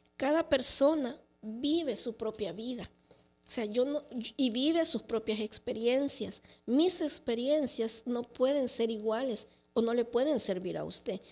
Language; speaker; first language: Spanish; native; Spanish